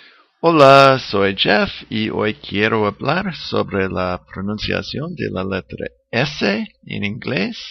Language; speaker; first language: Spanish; non-native, learner; English